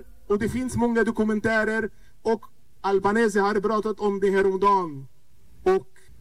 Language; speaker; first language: Swedish; non-native, fluent; Arabic